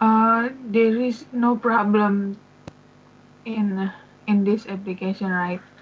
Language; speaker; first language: English; non-native, learner; Indonesian